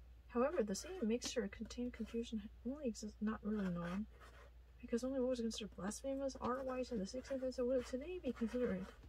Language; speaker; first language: English; non-native, fluent; Korean